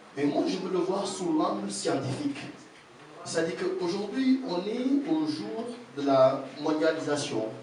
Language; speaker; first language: French; non-native, local second language; Wolof